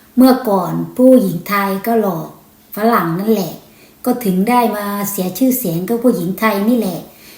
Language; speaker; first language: Thai; native; Thai